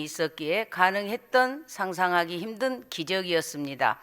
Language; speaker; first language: Korean; native; Korean